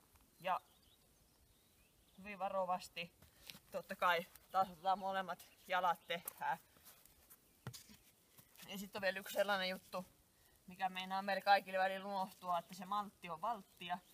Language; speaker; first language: Finnish; native; Finnish